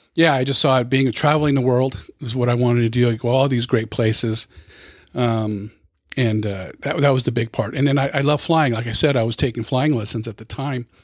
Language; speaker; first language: English; native; English